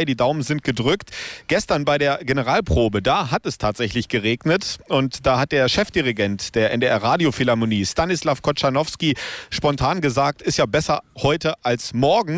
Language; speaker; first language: German; native; German